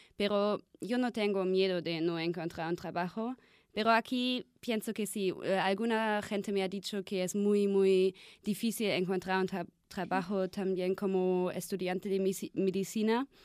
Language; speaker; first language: Spanish; non-native, learner; German